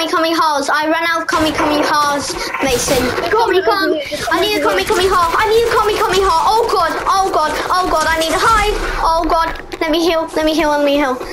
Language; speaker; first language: English; native; English